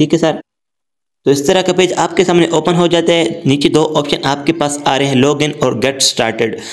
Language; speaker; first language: Urdu; native; Urdu